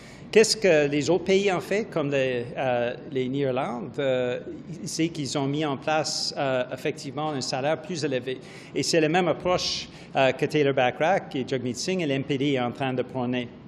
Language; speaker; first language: French; non-native, fluent; English